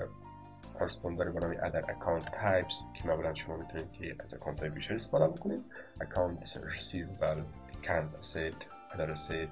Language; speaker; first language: Persian; native; Persian